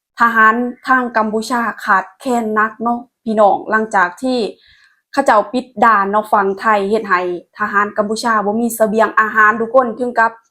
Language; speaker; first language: Thai; non-native, local second language; Lao